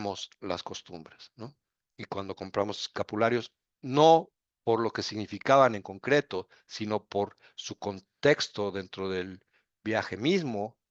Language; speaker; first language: Spanish; native; Spanish